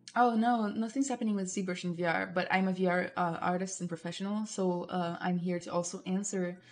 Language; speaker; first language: English; non-native, fluent; Portuguese